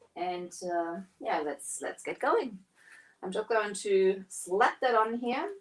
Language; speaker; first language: English; non-native, fluent; German